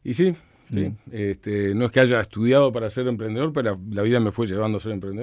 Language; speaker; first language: Spanish; native; Spanish